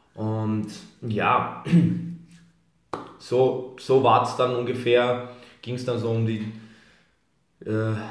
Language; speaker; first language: German; early bilingual, other home language; Serbian